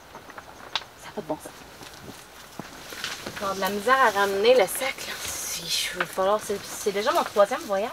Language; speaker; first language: French; native; French